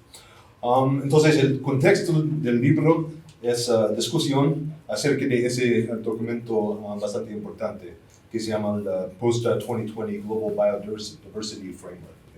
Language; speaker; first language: Spanish; non-native, fluent; English